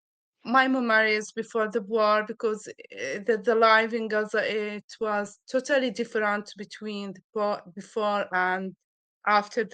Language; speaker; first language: English; non-native, learner; Arabic